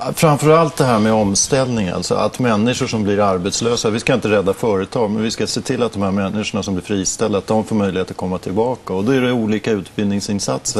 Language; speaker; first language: Swedish; native; Swedish